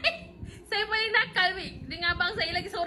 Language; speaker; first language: Malay; native; Malay